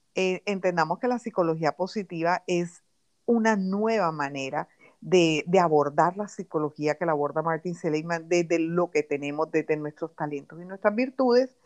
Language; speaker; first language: Spanish; native; Spanish